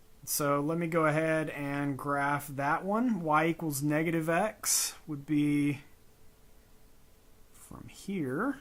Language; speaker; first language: English; native; English